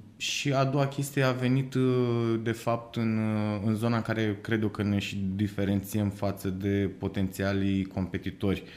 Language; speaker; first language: Romanian; native; Romanian